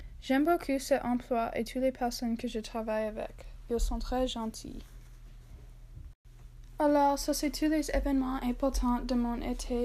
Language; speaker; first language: French; non-native, learner; English